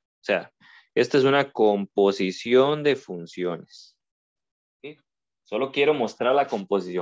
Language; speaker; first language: Spanish; native; Spanish